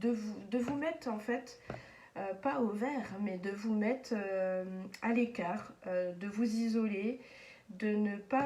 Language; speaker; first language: French; native; French